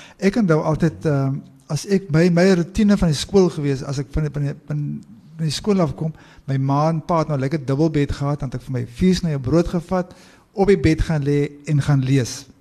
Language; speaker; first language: Afrikaans; native; Afrikaans